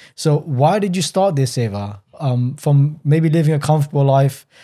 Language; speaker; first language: English; native; English